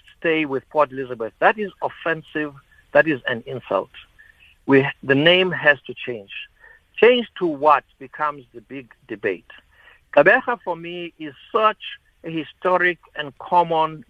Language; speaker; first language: English; non-native, local second language; Xhosa